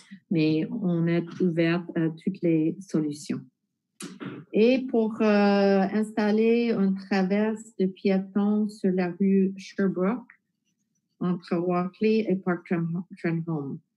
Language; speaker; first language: French; non-native, fluent; English